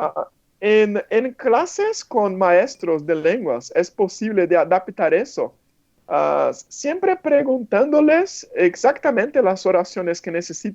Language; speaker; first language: Spanish; non-native, fluent; Portuguese